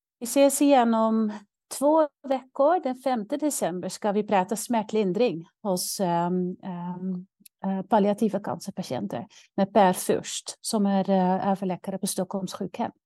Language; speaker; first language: Swedish; non-native, fluent; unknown